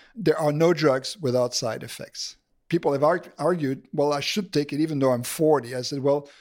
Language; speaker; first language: English; non-native, fluent; French